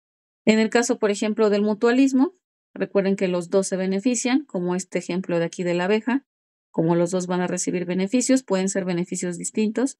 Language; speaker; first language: Spanish; native; Spanish